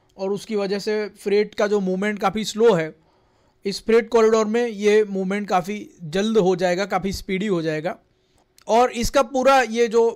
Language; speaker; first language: Hindi; non-native, local second language; Gujarati